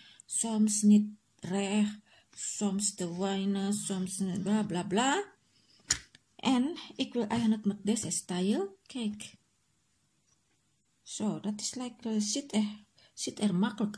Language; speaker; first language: Dutch; non-native, learner; Indonesian